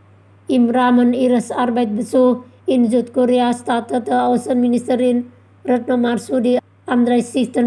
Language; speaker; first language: German; non-native, fluent; Indonesian